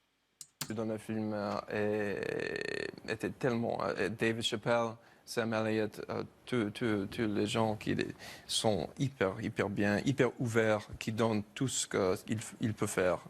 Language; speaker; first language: French; non-native, learner; English